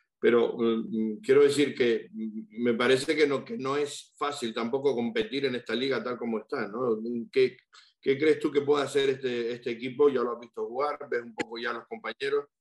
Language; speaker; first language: Spanish; native; Spanish